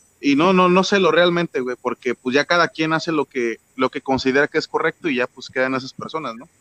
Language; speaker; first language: Spanish; native; Spanish